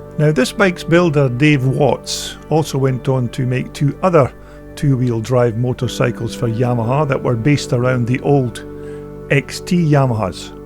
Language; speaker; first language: English; native; English